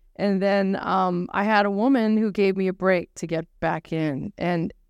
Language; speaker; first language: English; native; English